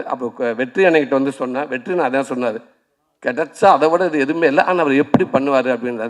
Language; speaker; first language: Tamil; native; Tamil